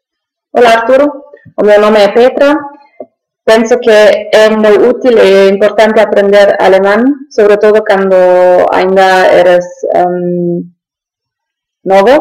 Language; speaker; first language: Galician; non-native, learner; German